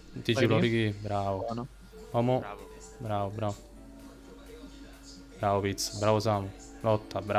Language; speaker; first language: Italian; native; Italian